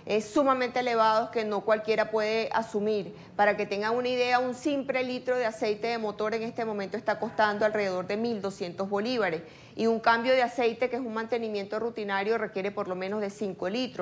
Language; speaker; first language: Spanish; native; Spanish